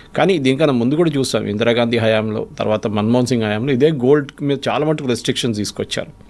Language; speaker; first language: Telugu; non-native, local second language; Malayalam